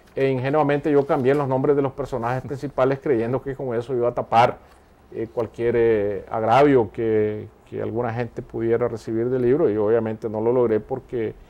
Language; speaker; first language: Spanish; native; Spanish